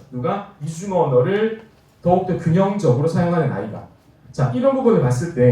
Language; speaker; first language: Korean; native; Korean